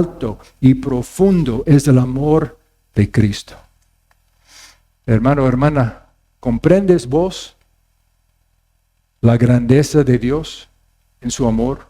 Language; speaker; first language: Spanish; non-native, fluent; English